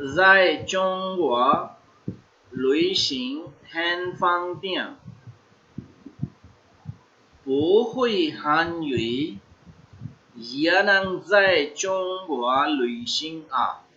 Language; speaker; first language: Chinese; non-native, fluent; Urdu